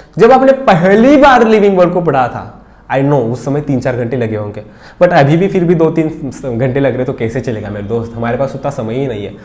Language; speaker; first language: Hindi; non-native, local second language; Marathi